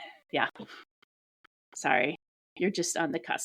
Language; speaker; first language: English; native; English